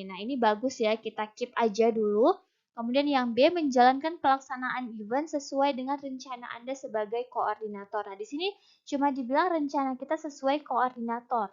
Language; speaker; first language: Indonesian; native; Indonesian